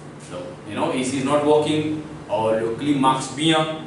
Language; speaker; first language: English; non-native, local second language; Hindi